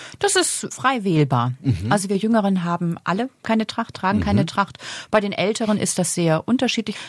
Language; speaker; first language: German; native; German